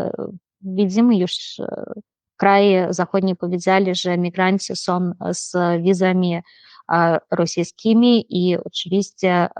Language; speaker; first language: Polish; non-native, fluent; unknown